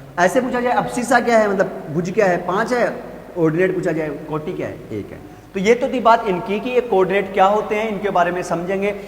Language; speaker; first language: Hindi; native; Hindi